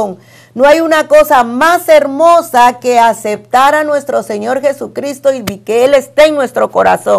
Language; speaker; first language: Spanish; native; Spanish